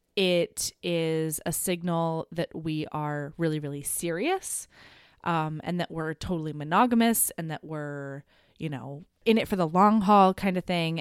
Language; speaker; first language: English; native; English